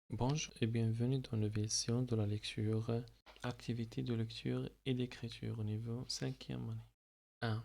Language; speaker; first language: French; non-native, local second language; Arabic